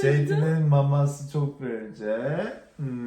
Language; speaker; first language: Turkish; non-native, learner; Korean